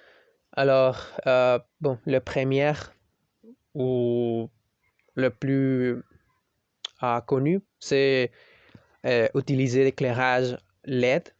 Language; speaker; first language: French; non-native, learner; Spanish